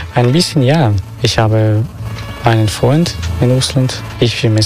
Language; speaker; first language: German; non-native, fluent; Russian